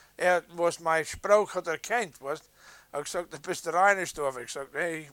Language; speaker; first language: German; early bilingual, heritage; English